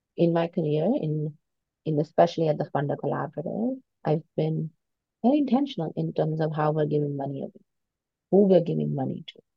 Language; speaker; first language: English; non-native, local second language; Hindi